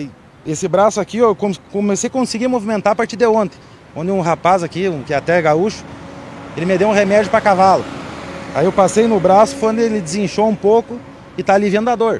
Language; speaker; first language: Portuguese; native; Portuguese